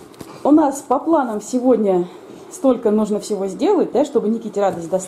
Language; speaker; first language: Russian; native; Russian